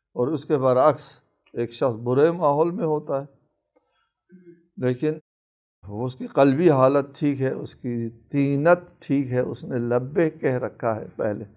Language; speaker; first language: Urdu; non-native, local second language; Balti